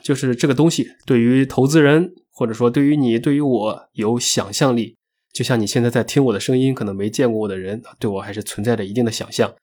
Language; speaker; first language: Chinese; native; Chinese